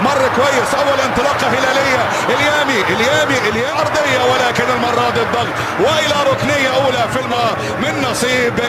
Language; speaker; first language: Arabic; native; Arabic